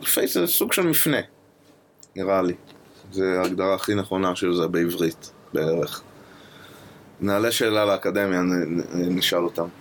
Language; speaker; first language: Hebrew; native; Hebrew